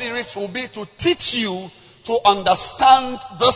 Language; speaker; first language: English; non-native, local second language; Akan